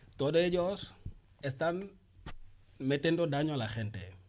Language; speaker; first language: Spanish; non-native, learner; Wolof